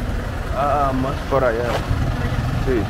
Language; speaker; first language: Spanish; non-native, learner; English